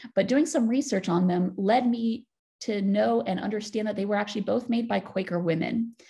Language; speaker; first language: English; native; English